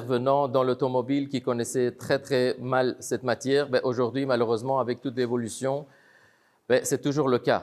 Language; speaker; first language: French; native; French